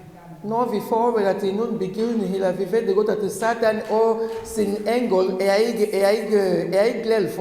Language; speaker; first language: Danish; non-native, learner; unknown